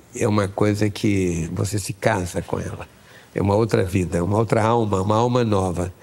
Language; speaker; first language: Portuguese; native; Portuguese